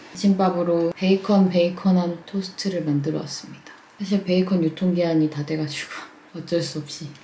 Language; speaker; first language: Korean; native; Korean